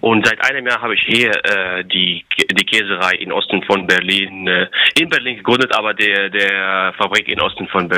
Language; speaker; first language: German; non-native, fluent; Arabic